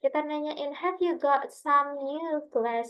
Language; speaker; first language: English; non-native, fluent; Indonesian